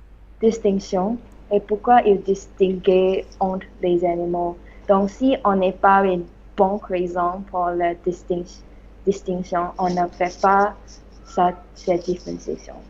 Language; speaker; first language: French; non-native, learner; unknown